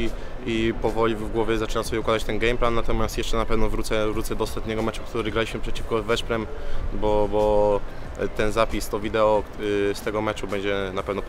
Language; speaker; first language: Polish; native; Polish